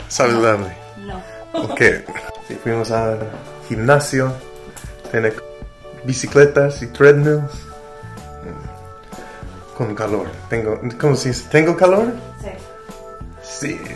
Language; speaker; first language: Spanish; non-native, learner; English